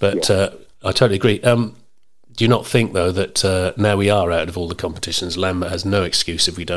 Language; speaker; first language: English; native; English